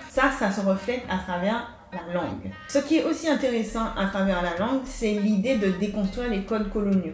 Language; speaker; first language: French; native; French